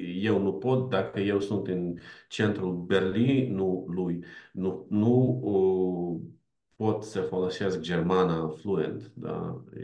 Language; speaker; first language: Romanian; non-native, learner; Ukrainian